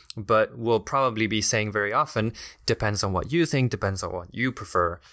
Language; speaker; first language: English; non-native, fluent; Spanish